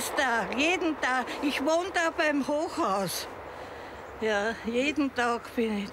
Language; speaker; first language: German; native; German